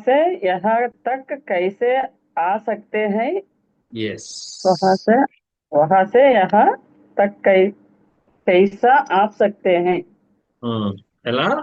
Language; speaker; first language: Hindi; non-native, learner; Telugu